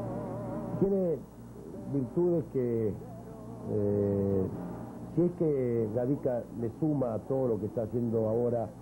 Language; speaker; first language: Spanish; native; Spanish